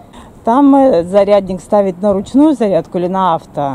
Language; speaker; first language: Russian; native; Russian